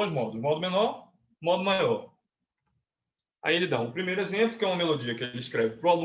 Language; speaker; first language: Portuguese; native; Portuguese